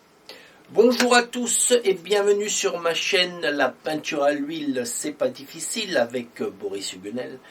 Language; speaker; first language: French; native; French